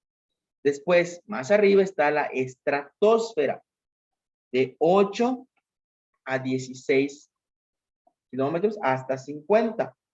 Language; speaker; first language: Spanish; native; Spanish